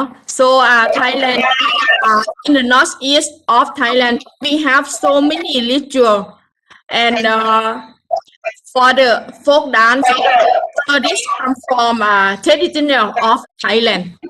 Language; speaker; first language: English; non-native, learner; Thai